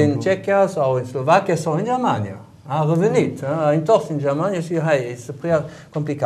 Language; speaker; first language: Romanian; non-native, learner; German